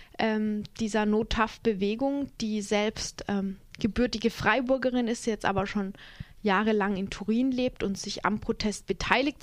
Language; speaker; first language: German; native; German